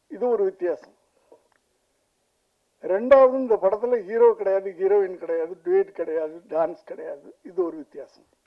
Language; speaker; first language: Tamil; native; Tamil